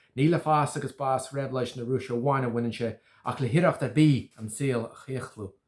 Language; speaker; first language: Irish; native; Irish